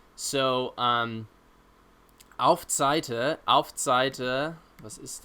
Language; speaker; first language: German; non-native, fluent; English